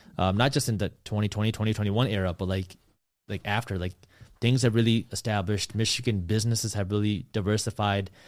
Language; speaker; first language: English; early bilingual, other home language; Punjabi